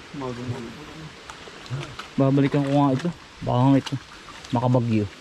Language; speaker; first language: Filipino; native; Filipino